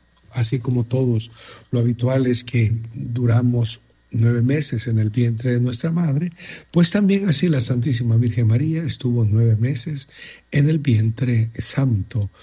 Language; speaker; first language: Spanish; native; Spanish